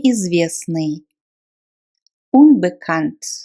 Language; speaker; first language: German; non-native, fluent; Russian